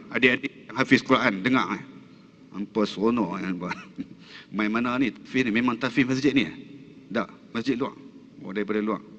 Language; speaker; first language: Malay; native; Malay